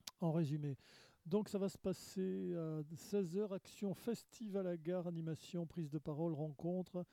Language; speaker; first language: French; native; French